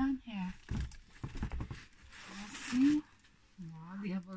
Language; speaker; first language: English; non-native, fluent; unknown